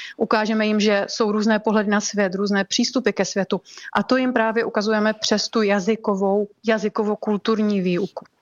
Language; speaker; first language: Czech; native; Czech